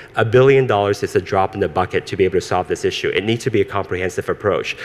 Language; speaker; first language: English; early bilingual, other home language; Cantonese